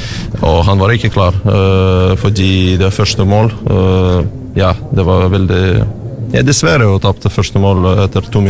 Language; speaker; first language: Norwegian; non-native, learner; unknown